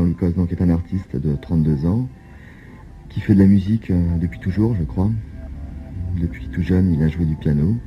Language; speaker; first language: French; native; French